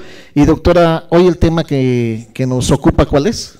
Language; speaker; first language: Spanish; native; Spanish